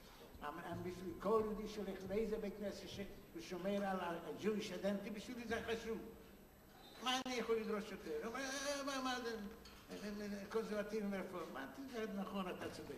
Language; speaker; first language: Hebrew; non-native, fluent; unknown